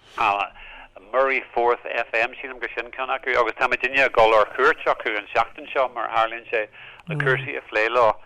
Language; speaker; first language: Irish; native; Irish